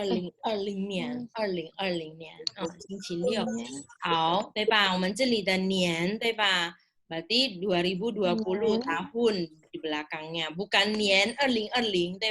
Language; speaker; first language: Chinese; non-native, fluent; Indonesian